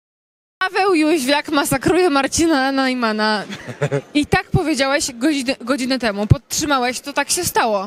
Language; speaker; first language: Polish; native; Polish